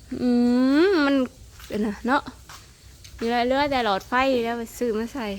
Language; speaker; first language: Thai; non-native, local second language; Northeastern Thai